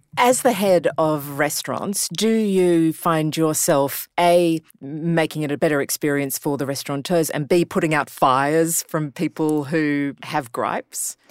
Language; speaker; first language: English; native; English